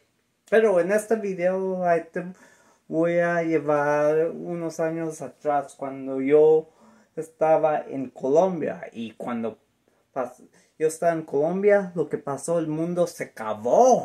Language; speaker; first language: Spanish; non-native, learner; English